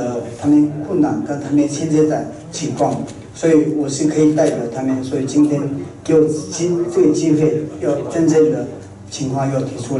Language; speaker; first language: Chinese; non-native, fluent; Tibetan